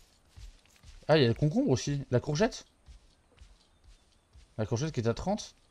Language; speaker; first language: French; native; French